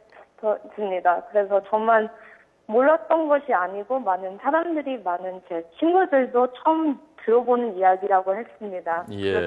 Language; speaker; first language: Korean; early bilingual, heritage; Korean